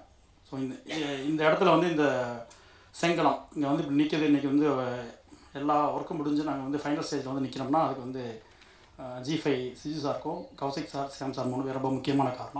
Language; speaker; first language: Tamil; native; Tamil